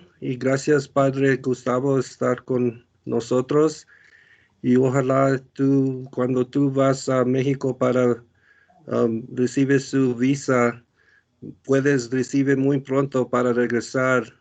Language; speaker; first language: Spanish; non-native, learner; English